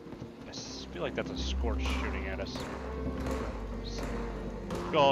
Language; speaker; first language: English; native; English